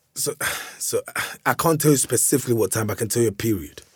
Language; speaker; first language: English; early bilingual, other home language; Lingala